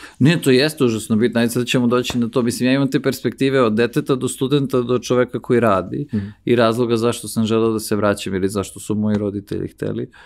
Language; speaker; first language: Serbian; early bilingual, heritage; Serbian